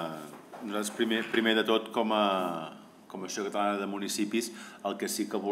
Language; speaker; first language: Catalan; native; Catalan